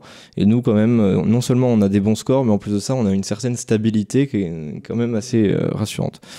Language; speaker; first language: French; native; French